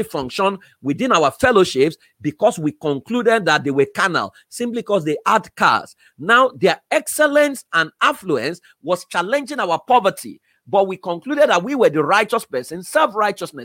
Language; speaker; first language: English; non-native, local second language; Yoruba